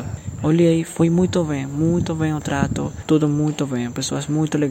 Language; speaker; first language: Portuguese; non-native, learner; Spanish